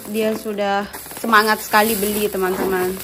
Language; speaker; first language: Indonesian; native; Indonesian